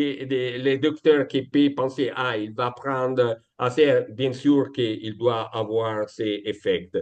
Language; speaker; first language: French; non-native, learner; Italian